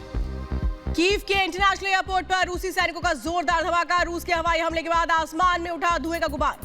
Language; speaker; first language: Hindi; native; Hindi